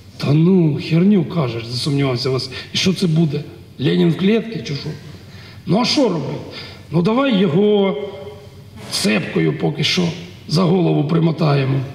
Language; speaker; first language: Ukrainian; native; Ukrainian